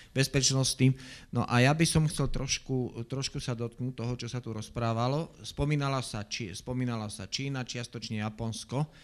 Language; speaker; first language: Slovak; native; Slovak